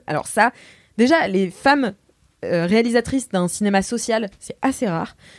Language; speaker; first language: French; native; French